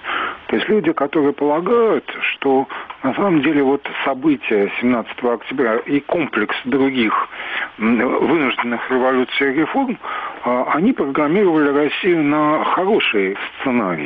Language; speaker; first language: Russian; native; Russian